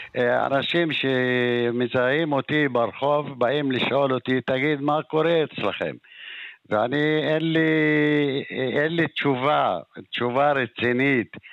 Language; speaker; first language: Hebrew; non-native, local second language; Arabic